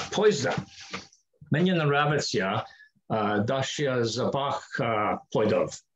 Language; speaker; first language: Russian; non-native, learner; English